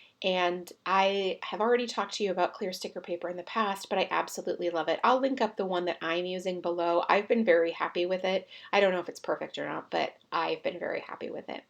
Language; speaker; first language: English; native; English